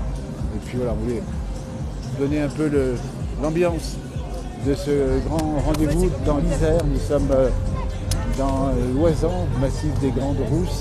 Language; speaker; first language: French; native; French